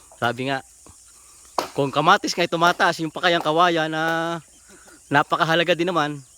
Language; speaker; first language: Filipino; non-native, local second language; Bikol